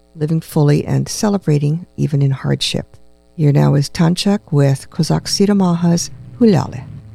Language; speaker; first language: English; native; English